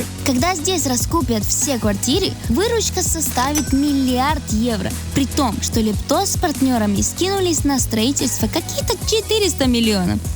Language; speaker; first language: Russian; native; Russian